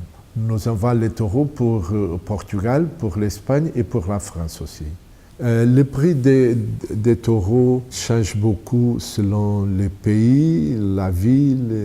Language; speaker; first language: French; non-native, fluent; Portuguese